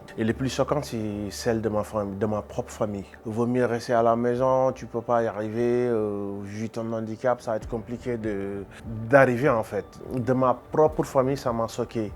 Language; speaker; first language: French; non-native, local second language; Wolof